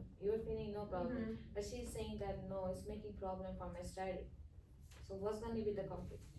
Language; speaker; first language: English; non-native, fluent; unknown